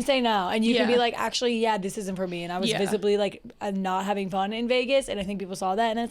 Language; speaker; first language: English; native; English